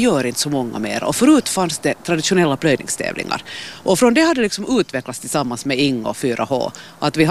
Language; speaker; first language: Swedish; native; Swedish